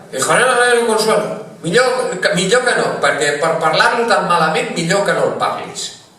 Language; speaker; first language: Catalan; non-native, local second language; Spanish